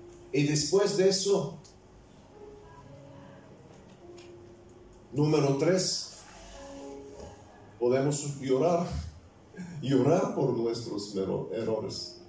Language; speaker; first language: Spanish; non-native, fluent; Bulgarian